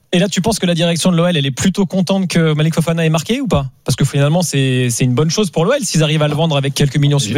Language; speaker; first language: French; native; French